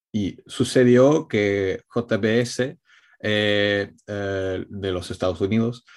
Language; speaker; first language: Spanish; non-native, fluent; Italian